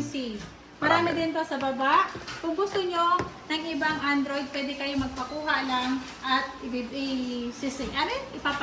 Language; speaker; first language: Filipino; native; Filipino